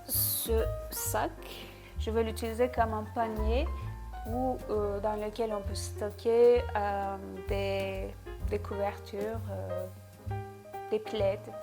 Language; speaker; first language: French; non-native, fluent; Turkish